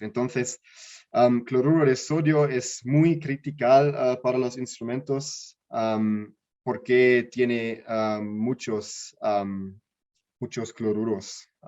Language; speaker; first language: Spanish; non-native, learner; German